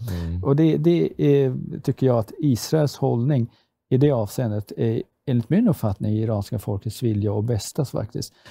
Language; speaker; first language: Swedish; non-native, fluent; Persian